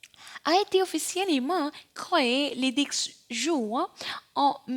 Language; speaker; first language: French; non-native, learner; Spanish